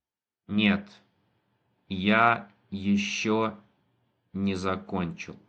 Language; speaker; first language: Russian; non-native, fluent; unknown